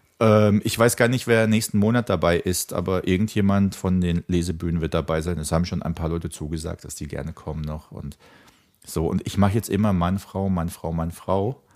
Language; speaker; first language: German; early bilingual, other home language; Czech